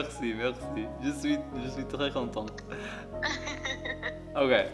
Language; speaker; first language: French; non-native, learner; English